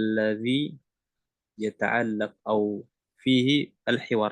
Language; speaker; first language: Arabic; non-native, fluent; Indonesian